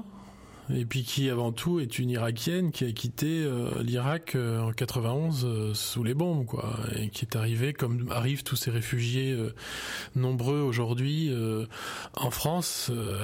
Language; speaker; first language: French; native; French